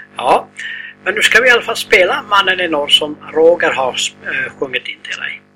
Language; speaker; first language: Swedish; native; Swedish